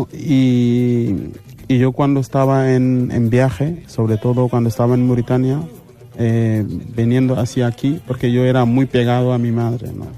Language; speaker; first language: Spanish; non-native, fluent; Mandingo